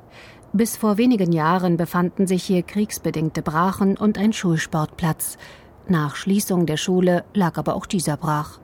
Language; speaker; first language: German; native; German